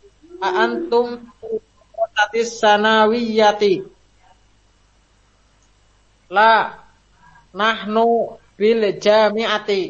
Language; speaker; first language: Arabic; non-native, learner; Indonesian